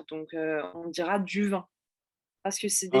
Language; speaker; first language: French; native; French